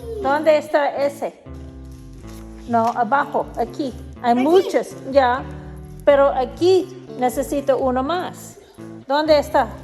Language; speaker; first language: Spanish; non-native, learner; English